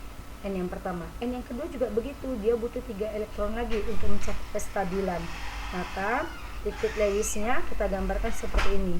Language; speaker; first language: Indonesian; native; Indonesian